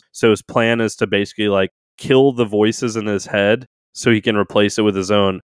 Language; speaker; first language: English; native; English